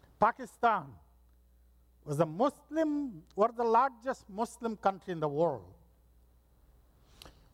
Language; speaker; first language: English; non-native, local second language; Bangla